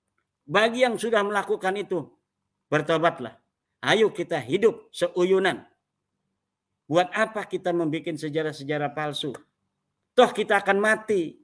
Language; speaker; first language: Indonesian; native; Indonesian